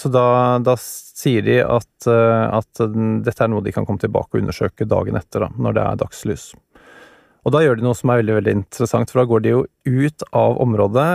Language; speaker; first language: Norwegian; native; Norwegian